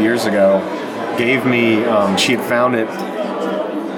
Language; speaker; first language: English; native; English